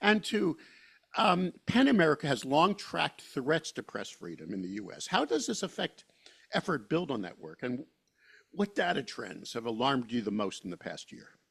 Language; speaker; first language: English; native; English